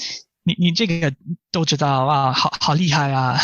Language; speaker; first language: Chinese; non-native, fluent; English